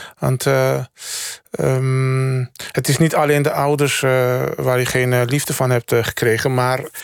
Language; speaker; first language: Dutch; early bilingual, other home language; Turkish